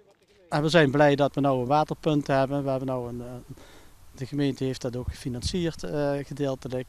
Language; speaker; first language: Dutch; native; Dutch